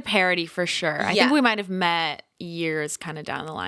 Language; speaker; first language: English; native; English